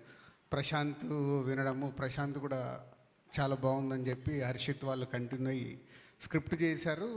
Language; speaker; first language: Telugu; native; Telugu